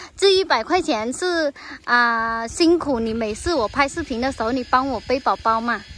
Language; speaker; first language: Chinese; non-native, fluent; Vietnamese